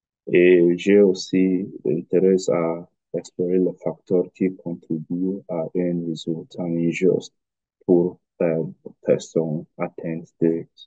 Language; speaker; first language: French; non-native, learner; English